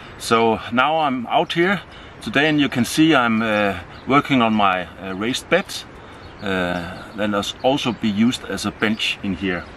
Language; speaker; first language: English; non-native, fluent; Danish